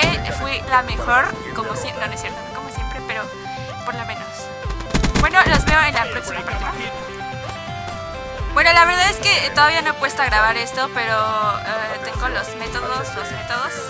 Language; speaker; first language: Spanish; native; Spanish